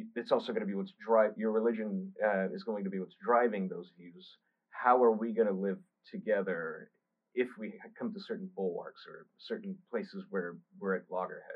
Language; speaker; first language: English; early bilingual, other home language; Bulgarian